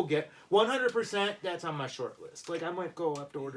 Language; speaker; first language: English; native; English